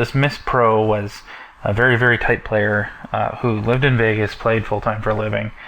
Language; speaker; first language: English; native; English